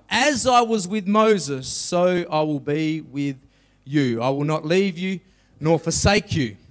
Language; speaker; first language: English; native; English